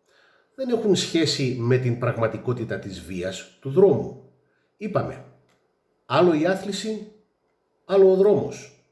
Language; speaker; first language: Greek; native; Greek